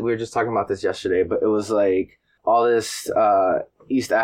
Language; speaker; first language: English; native; English